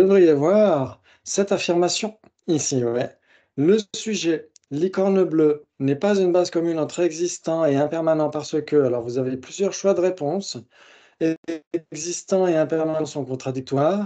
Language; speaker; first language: French; native; French